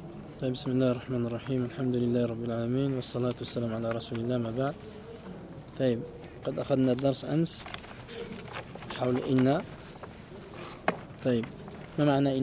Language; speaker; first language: Arabic; early bilingual, heritage; Arabic